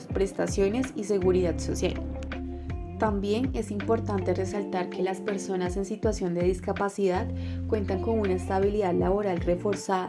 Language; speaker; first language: Spanish; native; Spanish